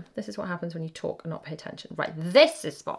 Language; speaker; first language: English; native; English